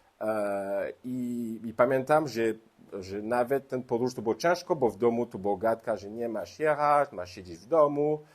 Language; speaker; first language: Polish; non-native, learner; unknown